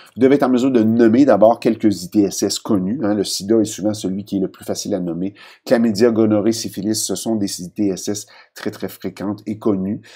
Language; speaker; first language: French; native; French